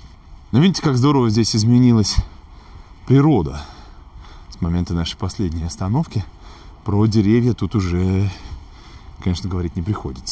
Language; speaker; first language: Russian; native; Russian